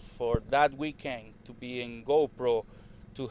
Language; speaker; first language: English; non-native, learner; Spanish